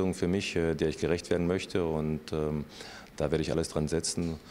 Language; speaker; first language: German; native; German